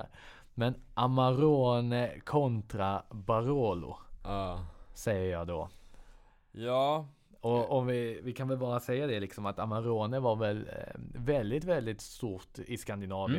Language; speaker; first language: Swedish; native; Swedish